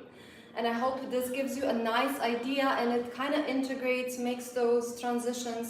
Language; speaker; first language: English; non-native, fluent; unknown